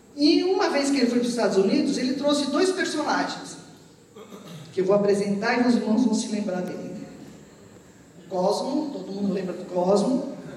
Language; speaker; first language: Portuguese; early bilingual, other home language; Armenian